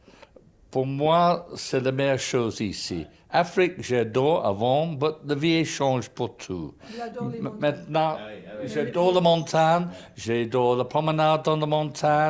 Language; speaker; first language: French; non-native, learner; English